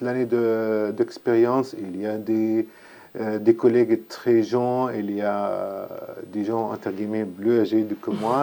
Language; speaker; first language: French; non-native, learner; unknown